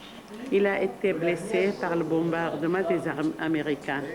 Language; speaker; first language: French; non-native, fluent; Arabic